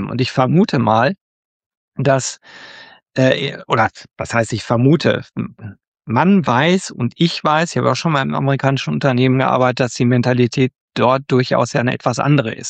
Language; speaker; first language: German; native; German